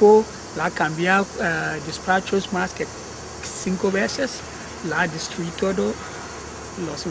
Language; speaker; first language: Spanish; non-native, learner; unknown